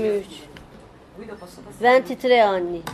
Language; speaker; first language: Italian; non-native, fluent; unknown